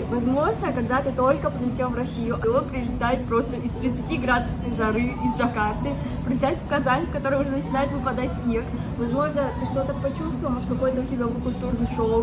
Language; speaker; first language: Russian; native; Russian